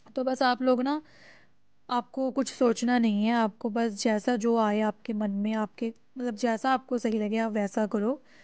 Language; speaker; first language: Hindi; non-native, local second language; Punjabi